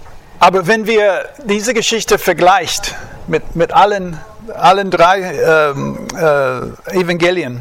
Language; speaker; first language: German; non-native, fluent; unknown